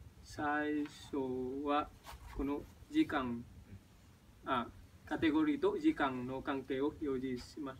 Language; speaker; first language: Japanese; non-native, learner; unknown